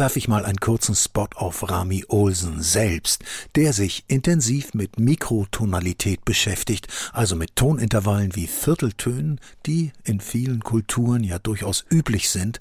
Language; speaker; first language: German; native; German